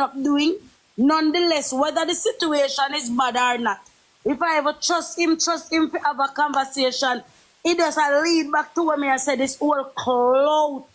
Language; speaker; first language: English; native; English